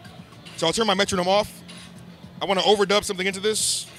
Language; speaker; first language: English; native; English